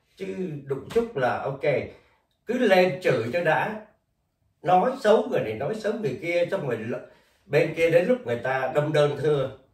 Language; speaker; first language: Vietnamese; native; Vietnamese